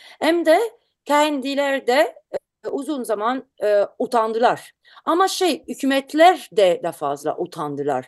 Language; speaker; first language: Turkish; non-native, learner; Italian